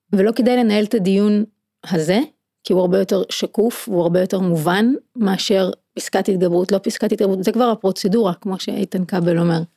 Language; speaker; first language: Hebrew; native; Hebrew